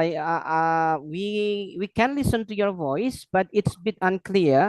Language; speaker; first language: English; non-native, fluent; Indonesian